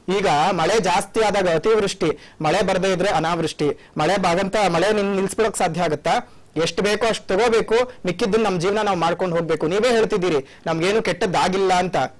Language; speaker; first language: Kannada; native; Kannada